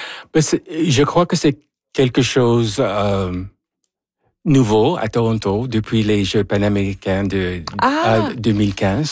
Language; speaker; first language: French; non-native, fluent; Spanish